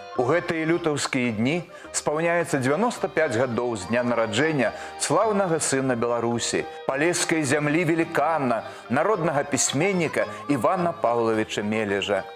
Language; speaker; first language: Belarusian; native; Belarusian